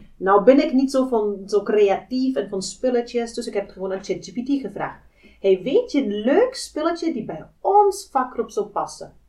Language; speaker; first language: Dutch; non-native, fluent; German